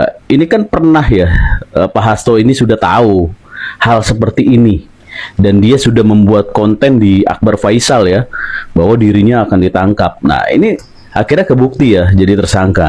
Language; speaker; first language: Indonesian; native; Indonesian